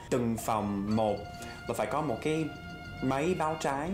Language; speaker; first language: Vietnamese; non-native, fluent; English